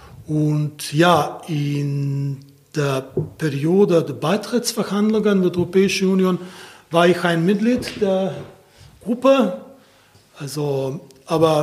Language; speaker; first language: German; non-native, fluent; Slovenian